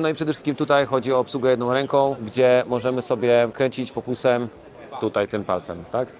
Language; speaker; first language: Polish; native; Polish